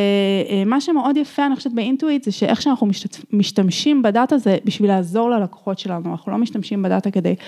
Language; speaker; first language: Hebrew; native; Hebrew